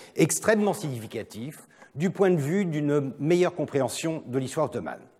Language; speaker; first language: French; non-native, fluent; Turkish